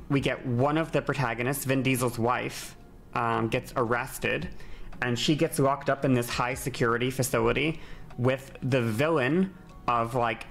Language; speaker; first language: English; native; English